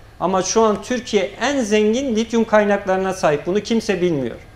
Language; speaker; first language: Turkish; native; Turkish